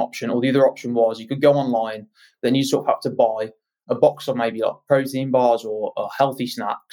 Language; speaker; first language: English; native; English